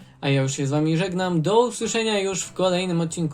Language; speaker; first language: Polish; native; Polish